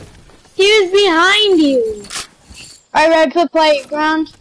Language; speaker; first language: English; native; English